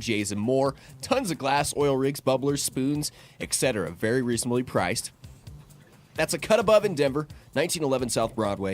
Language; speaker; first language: English; native; English